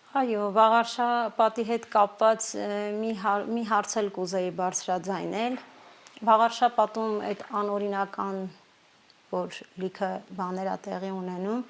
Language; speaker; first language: Armenian; non-native, local second language; Kurdish